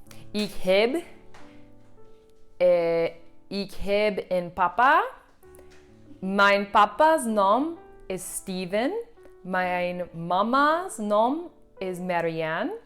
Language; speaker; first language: Dutch; non-native, learner; English